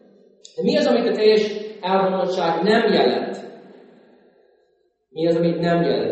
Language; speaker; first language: Hungarian; non-native, fluent; English